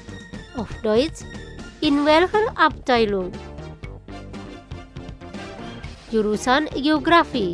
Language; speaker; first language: German; non-native, fluent; Indonesian